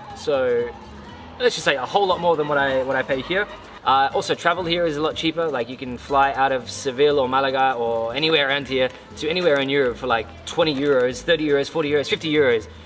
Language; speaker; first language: English; native; English